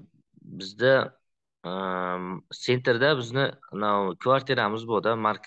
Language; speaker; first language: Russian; non-native, learner; Uzbek